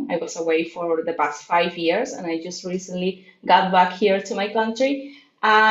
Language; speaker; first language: English; non-native, fluent; Spanish